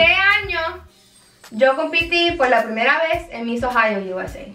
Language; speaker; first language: Spanish; early bilingual, heritage; Spanish